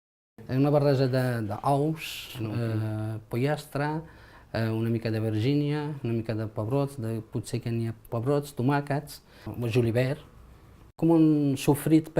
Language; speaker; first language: Catalan; early bilingual, other home language; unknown